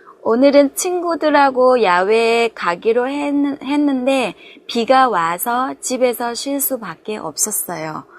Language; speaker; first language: Korean; non-native, fluent; Vietnamese